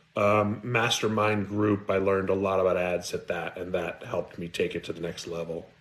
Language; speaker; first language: English; native; English